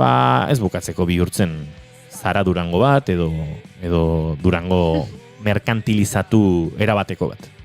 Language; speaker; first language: Basque; native; Basque